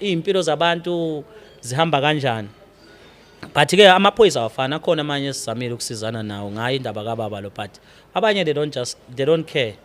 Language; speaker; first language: Zulu; native; Zulu